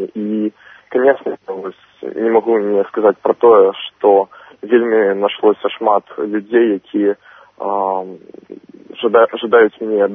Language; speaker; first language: Belarusian; non-native, local second language; Russian